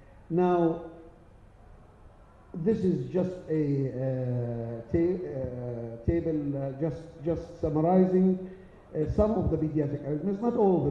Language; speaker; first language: English; non-native, fluent; Arabic